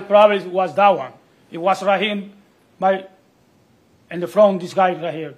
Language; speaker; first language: English; non-native, learner; Spanish